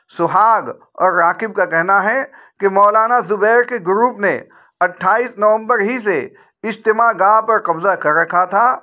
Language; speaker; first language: Hindi; native; Hindi